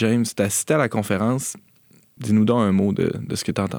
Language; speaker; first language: French; native; French